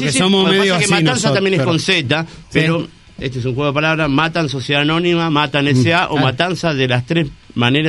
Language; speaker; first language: Spanish; native; Spanish